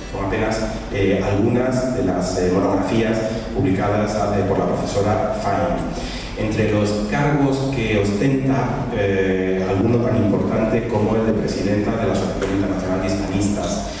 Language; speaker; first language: Spanish; native; Spanish